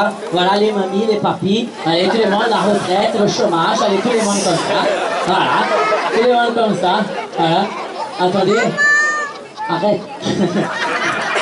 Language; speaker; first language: French; non-native, fluent; Portuguese